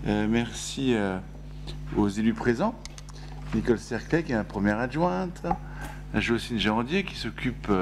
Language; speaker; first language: French; native; French